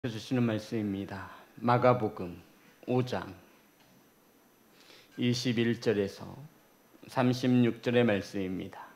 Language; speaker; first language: Korean; native; Korean